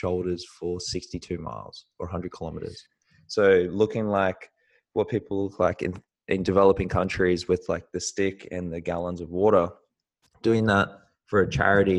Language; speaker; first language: English; native; English